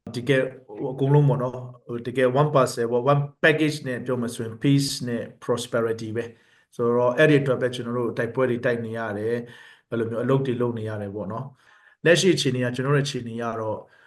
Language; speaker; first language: Burmese; non-native, local second language; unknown